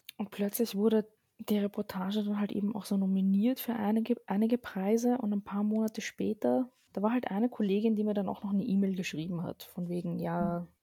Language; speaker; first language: German; early bilingual, other home language; Arabic